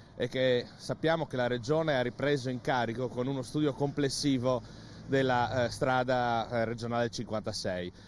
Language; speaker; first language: Italian; native; Italian